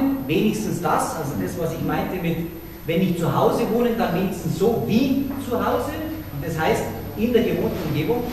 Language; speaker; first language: German; native; German